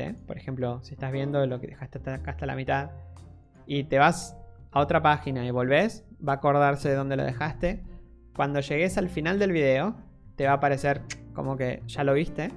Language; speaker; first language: Spanish; native; Spanish